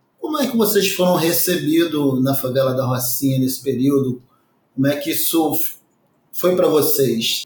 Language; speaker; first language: Portuguese; native; Portuguese